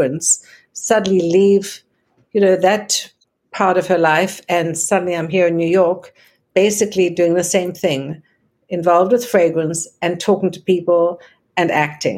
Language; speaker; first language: English; native; English